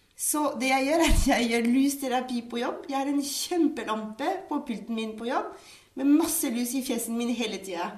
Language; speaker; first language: Norwegian; non-native, fluent; French